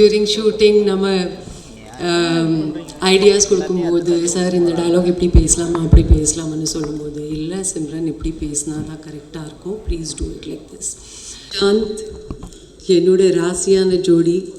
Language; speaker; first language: Tamil; non-native, fluent; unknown